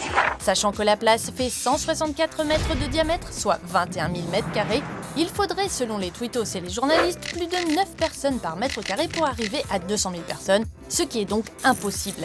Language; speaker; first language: French; native; French